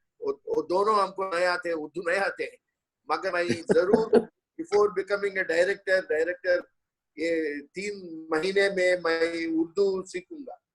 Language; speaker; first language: Hindi; non-native, local second language; Telugu